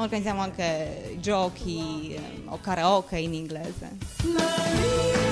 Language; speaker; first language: Italian; non-native, fluent; Polish